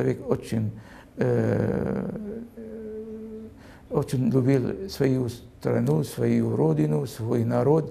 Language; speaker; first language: Russian; non-native, fluent; Arabic